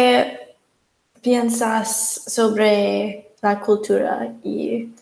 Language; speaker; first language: Spanish; non-native, learner; English